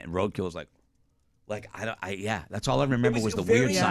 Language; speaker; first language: English; native; English